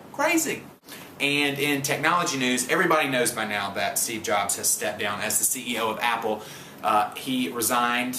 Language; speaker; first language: English; native; English